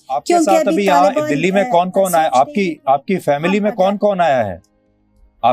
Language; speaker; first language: Hindi; native; Hindi